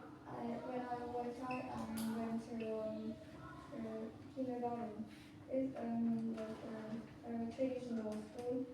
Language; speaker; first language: English; non-native, learner; Vietnamese